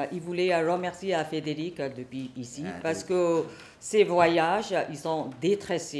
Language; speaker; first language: French; non-native, learner; Burmese